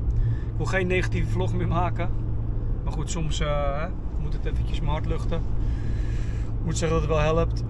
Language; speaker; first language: Dutch; native; Dutch